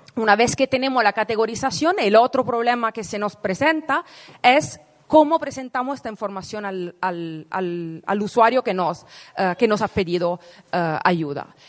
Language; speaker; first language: Spanish; non-native, fluent; Italian